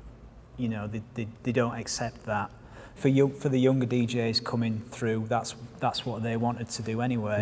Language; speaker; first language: English; native; English